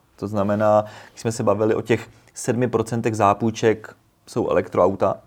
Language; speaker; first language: Czech; native; Czech